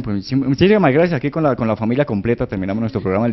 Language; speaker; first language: Spanish; native; Spanish